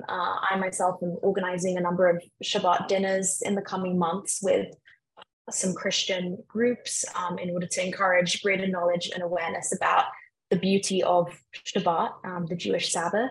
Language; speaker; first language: English; native; English